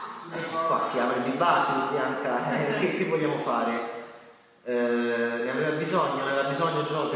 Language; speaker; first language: Italian; native; Italian